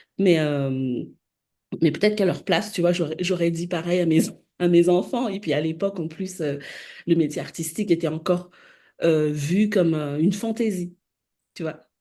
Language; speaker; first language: French; non-native, local second language; Malagasy